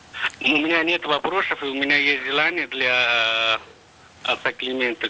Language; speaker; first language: Russian; non-native, fluent; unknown